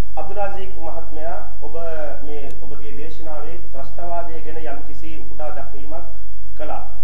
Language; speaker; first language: Sinhala; non-native, local second language; Tamil